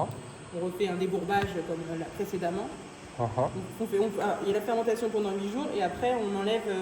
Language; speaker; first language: French; native; French